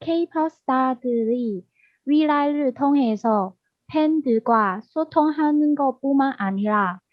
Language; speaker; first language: Korean; non-native, learner; Chinese